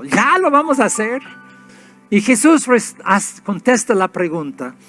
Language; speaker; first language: Spanish; non-native, fluent; English